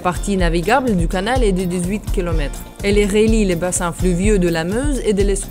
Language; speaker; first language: French; non-native, fluent; Russian